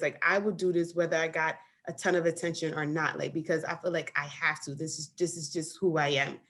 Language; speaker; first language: English; native; English